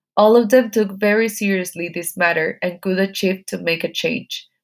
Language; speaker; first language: English; non-native, fluent; Spanish